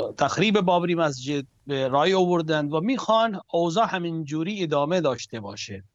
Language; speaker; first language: Persian; non-native, fluent; Urdu